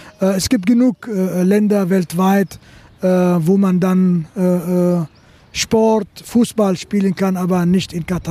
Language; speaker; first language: German; non-native, fluent; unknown